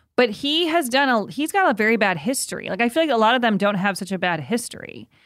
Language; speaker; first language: English; native; English